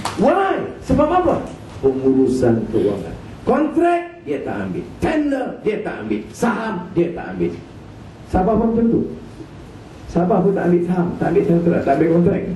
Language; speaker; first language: Malay; native; Malay